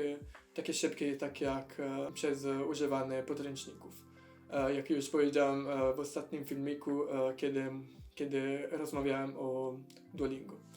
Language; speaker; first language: Polish; non-native, fluent; Italian